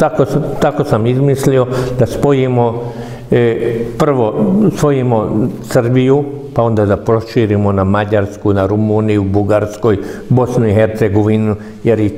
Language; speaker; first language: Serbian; non-native, local second language; Hungarian